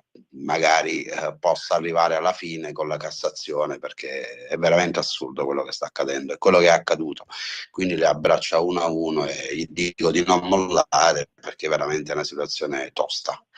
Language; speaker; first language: Italian; native; Italian